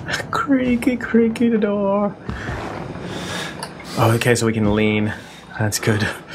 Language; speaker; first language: English; native; English